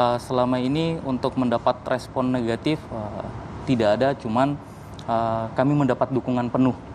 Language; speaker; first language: Indonesian; native; Indonesian